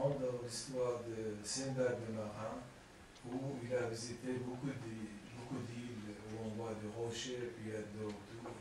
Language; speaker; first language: French; non-native, fluent; Arabic